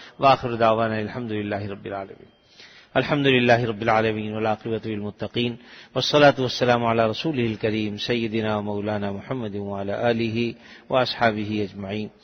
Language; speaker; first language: Urdu; native; Urdu